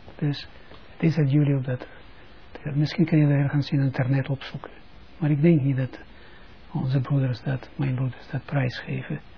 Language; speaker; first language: Dutch; non-native, fluent; Russian